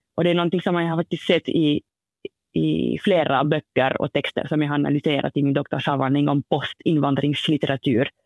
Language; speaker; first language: Swedish; non-native, fluent; French